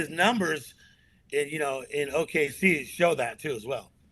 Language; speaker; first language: English; native; English